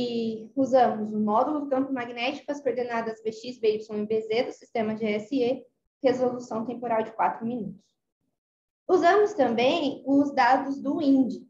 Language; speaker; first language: Portuguese; native; Portuguese